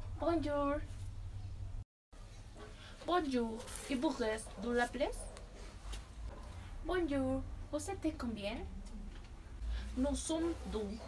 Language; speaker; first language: French; non-native, learner; Spanish